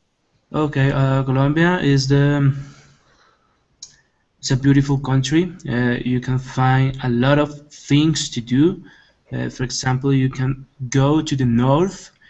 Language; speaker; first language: English; non-native, learner; Spanish